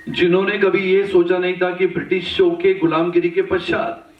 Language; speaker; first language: Hindi; non-native, local second language; Marathi